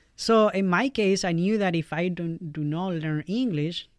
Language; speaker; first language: English; non-native, fluent; Spanish